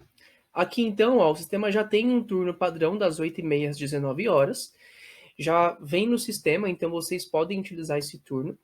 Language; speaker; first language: Portuguese; native; Portuguese